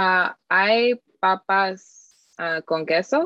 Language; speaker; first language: Spanish; non-native, learner; English